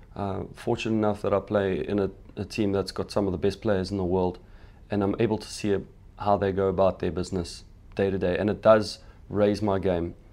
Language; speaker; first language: English; native; English